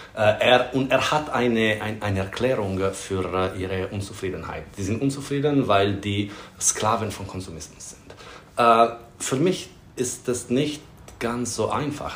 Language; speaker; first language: German; non-native, fluent; Italian